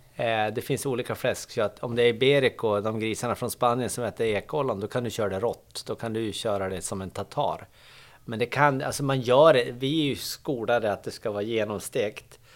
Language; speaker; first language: Swedish; native; Swedish